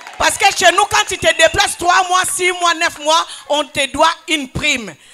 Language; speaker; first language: French; non-native, local second language; Lingala